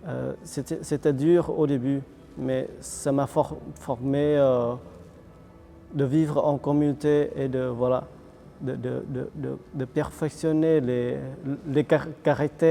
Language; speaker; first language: French; non-native, fluent; Vietnamese